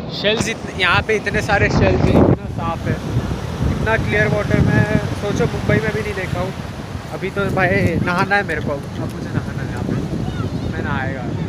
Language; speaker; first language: Hindi; native; Hindi